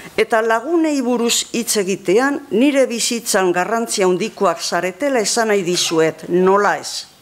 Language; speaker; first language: Basque; native; Basque